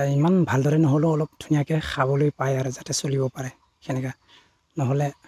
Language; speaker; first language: Assamese; non-native, local second language; Bodo